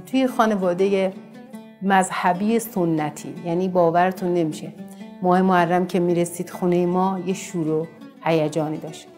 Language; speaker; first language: Persian; non-native, local second language; Azerbaijani